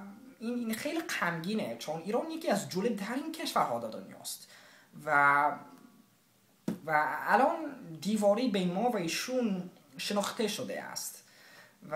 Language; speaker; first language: Persian; non-native, learner; English